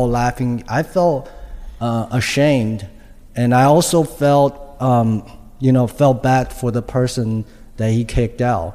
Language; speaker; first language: English; non-native, fluent; Chinese